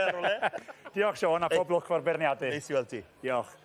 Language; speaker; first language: Welsh; native; Welsh